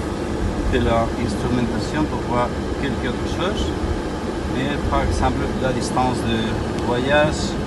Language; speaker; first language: French; non-native, learner; Spanish